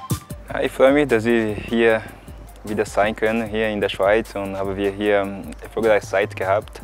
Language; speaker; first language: German; non-native, fluent; Portuguese